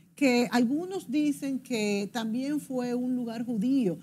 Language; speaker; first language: Spanish; native; Spanish